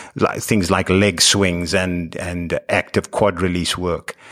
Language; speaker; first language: English; native; English